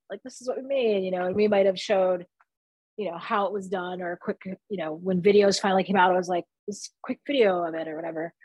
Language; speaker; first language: English; native; English